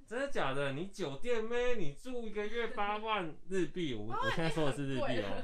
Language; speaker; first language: Chinese; native; Chinese